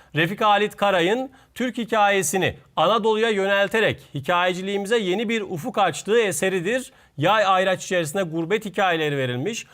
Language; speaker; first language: Turkish; native; Turkish